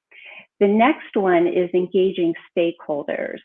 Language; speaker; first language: English; native; English